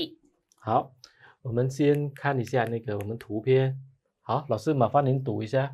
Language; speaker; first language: Chinese; non-native, fluent; Khmer